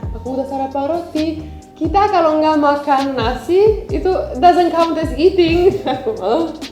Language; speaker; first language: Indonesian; non-native, fluent; Romanian